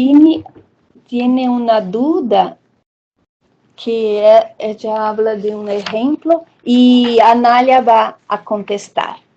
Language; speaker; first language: Spanish; non-native, fluent; Portuguese